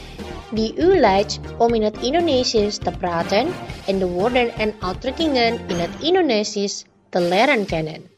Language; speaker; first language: Dutch; non-native, learner; Indonesian